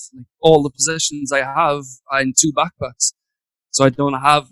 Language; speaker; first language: English; native; English